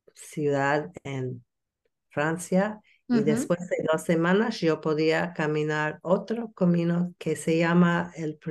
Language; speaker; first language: Spanish; non-native, learner; English